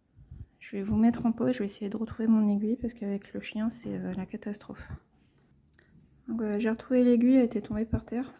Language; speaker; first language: French; native; French